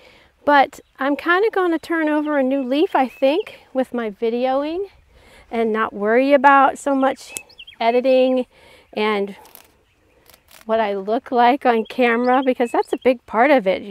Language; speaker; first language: English; native; English